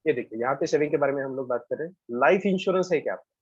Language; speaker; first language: Hindi; non-native, local second language; Marathi